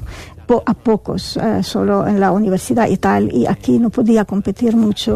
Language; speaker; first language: Spanish; non-native, fluent; Arabic